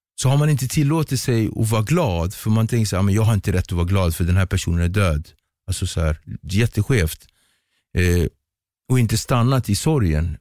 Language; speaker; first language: Swedish; early bilingual, other home language; Kabuverdianu